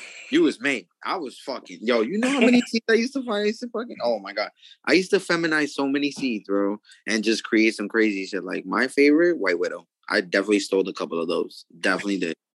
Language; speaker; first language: English; early bilingual, other home language; Spanish